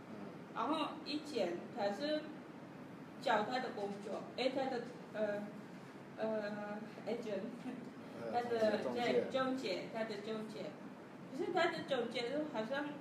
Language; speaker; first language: Chinese; non-native, learner; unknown